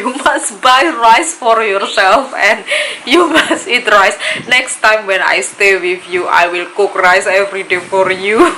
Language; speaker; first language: English; non-native, learner; Indonesian